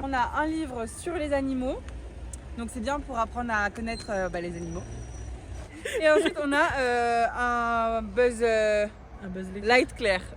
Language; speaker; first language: French; native; French